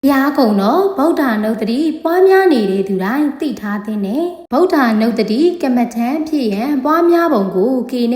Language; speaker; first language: Burmese; native; Burmese